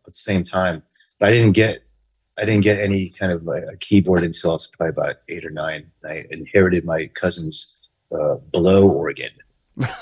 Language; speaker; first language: English; native; English